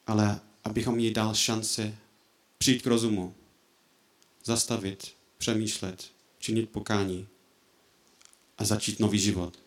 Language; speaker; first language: Czech; non-native, fluent; English